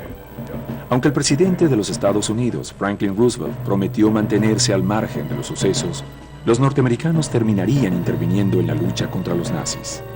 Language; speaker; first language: Spanish; native; Spanish